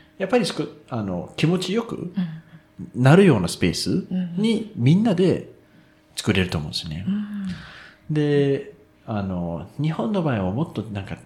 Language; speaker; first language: Japanese; non-native, fluent; Danish